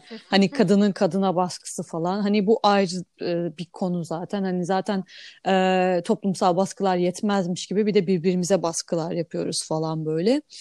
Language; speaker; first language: Turkish; native; Turkish